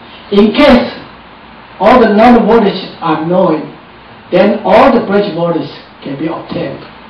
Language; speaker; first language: English; non-native, fluent; Chinese